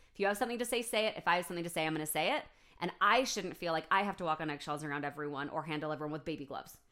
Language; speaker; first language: English; native; English